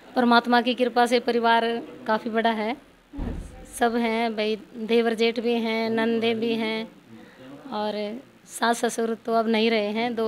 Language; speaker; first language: Hindi; native; Hindi